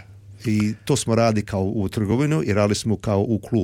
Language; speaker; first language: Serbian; early bilingual, heritage; Serbian